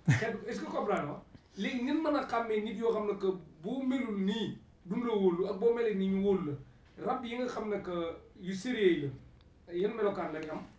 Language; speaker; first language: Wolof; native; Wolof